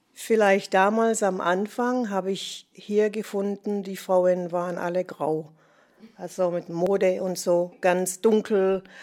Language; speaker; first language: German; non-native, fluent; English